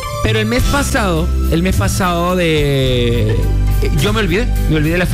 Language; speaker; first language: Spanish; native; Spanish